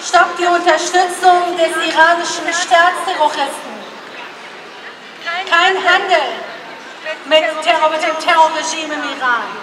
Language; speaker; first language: German; non-native, fluent; Persian